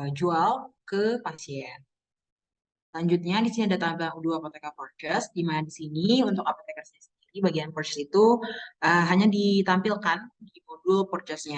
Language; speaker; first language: Indonesian; native; Indonesian